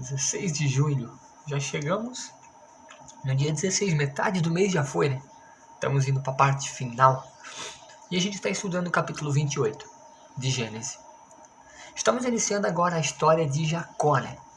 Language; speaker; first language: Portuguese; native; Portuguese